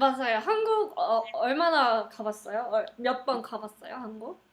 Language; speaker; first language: Korean; non-native, fluent; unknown